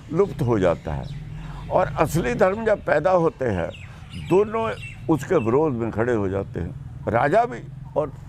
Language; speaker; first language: Hindi; non-native, local second language; Punjabi